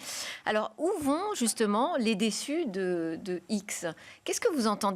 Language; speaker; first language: French; native; French